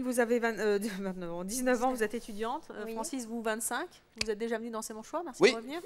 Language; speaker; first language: French; native; French